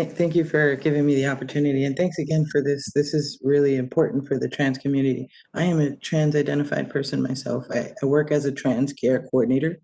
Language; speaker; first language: English; early bilingual, other home language; Spanish